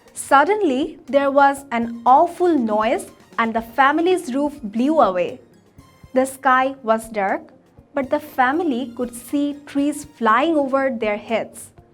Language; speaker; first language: English; non-native, local second language; Bangla